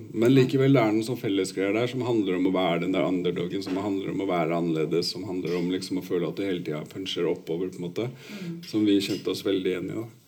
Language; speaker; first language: Norwegian; early bilingual, other home language; Urdu